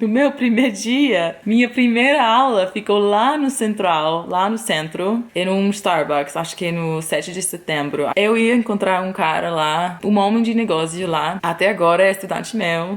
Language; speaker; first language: Portuguese; non-native, fluent; English